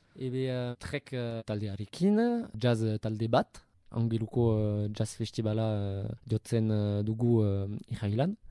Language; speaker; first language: Basque; non-native, local second language; French